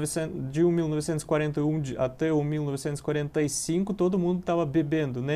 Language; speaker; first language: Portuguese; non-native, learner; Russian